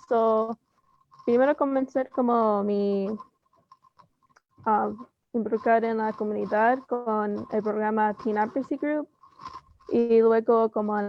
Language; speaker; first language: Spanish; early bilingual, heritage; Spanish